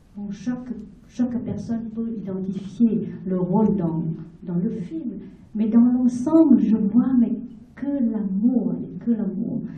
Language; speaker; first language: French; non-native, fluent; Vietnamese